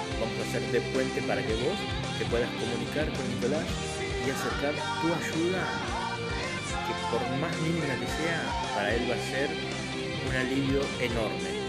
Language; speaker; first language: Spanish; native; Spanish